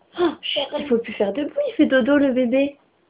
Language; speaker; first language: French; native; French